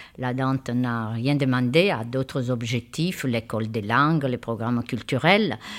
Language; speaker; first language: French; non-native, fluent; Italian